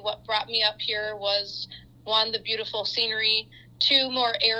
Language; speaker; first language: English; native; English